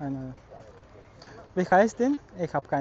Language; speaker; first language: German; non-native, learner; Bulgarian